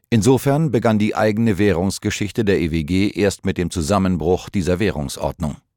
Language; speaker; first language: German; native; German